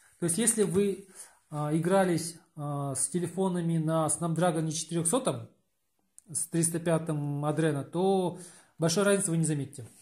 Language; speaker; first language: Russian; native; Russian